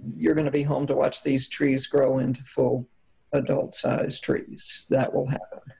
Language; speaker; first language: English; native; English